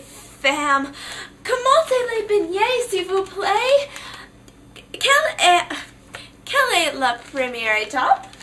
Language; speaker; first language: French; non-native, learner; English